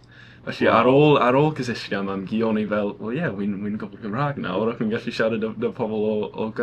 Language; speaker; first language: Welsh; non-native, learner; English